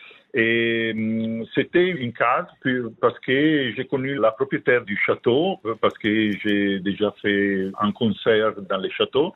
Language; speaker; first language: French; non-native, learner; Italian